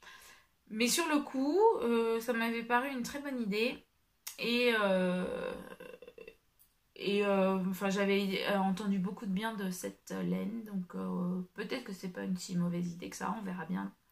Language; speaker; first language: French; native; French